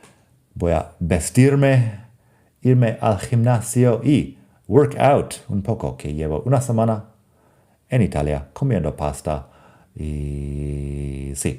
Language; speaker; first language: Spanish; non-native, fluent; English